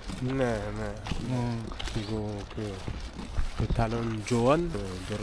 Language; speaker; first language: Korean; non-native, learner; French